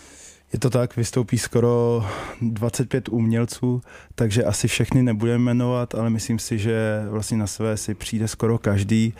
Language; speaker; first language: Czech; native; Czech